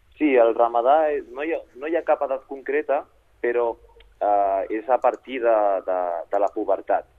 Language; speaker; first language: Catalan; early bilingual, other home language; Arabic